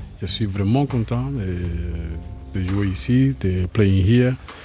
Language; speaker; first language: French; non-native, learner; Spanish